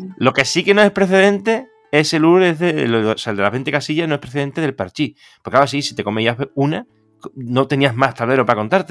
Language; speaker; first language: Spanish; native; Spanish